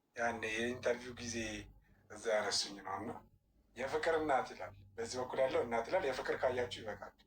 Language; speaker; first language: Amharic; native; Amharic